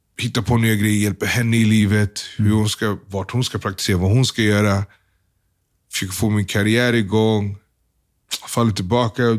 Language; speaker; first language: Swedish; early bilingual, other home language; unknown